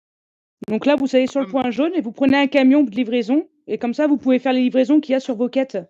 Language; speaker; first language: French; native; French